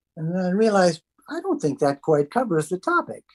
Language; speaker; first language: English; native; English